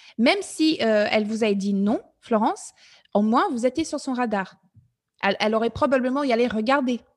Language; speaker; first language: French; non-native, fluent; English